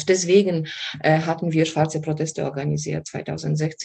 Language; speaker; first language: German; non-native, fluent; Polish